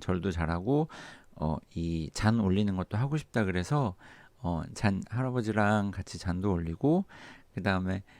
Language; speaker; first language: Korean; native; Korean